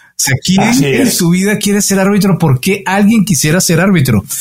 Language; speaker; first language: Spanish; native; Spanish